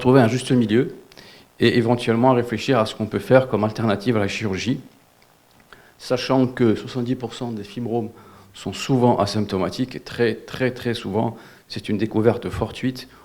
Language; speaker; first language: French; non-native, local second language; Wolof